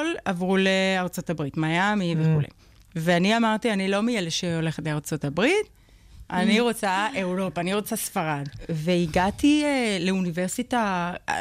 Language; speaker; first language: Hebrew; non-native, fluent; Spanish